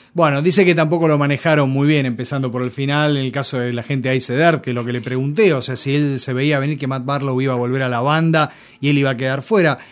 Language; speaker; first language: Spanish; native; Spanish